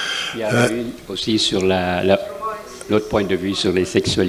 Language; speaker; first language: French; non-native, fluent; Vietnamese